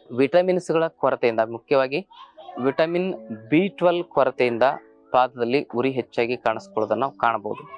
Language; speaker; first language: Kannada; native; Kannada